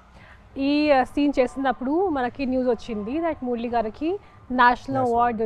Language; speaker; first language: Telugu; non-native, local second language; Hindi